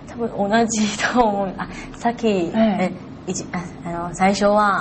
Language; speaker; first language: Japanese; non-native, learner; Chinese